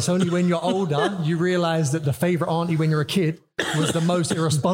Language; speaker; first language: English; native; English